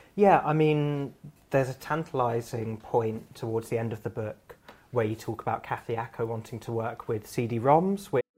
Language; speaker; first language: English; native; English